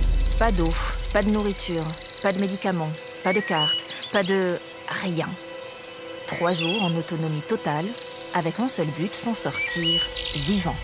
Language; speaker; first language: French; native; French